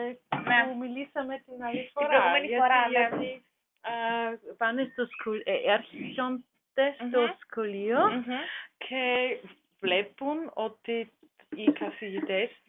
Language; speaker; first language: Greek; non-native, learner; German